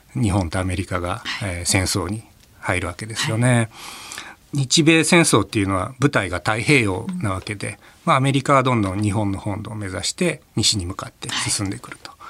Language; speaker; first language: Japanese; native; Japanese